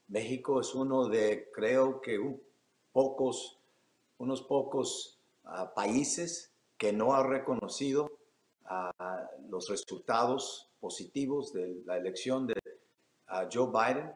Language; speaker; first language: Spanish; early bilingual, heritage; Spanish